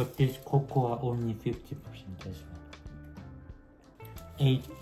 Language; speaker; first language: English; non-native, learner; Korean